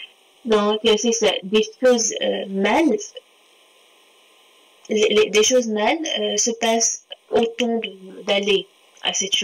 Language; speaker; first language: French; non-native, local second language; Arabic